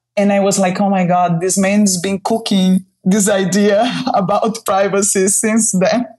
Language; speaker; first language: English; non-native, fluent; Portuguese